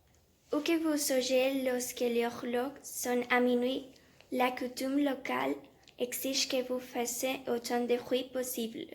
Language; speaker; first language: French; non-native, learner; Spanish